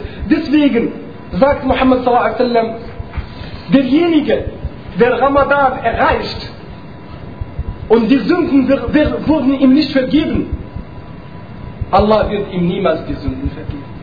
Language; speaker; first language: German; non-native, fluent; Arabic